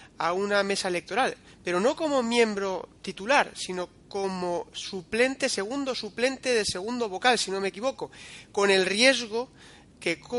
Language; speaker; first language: Spanish; native; Spanish